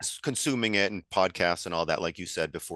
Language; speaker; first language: English; native; English